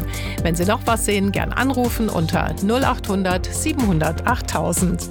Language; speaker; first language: German; native; German